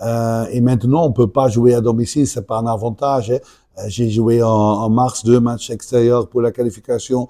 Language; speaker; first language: French; non-native, local second language; Dutch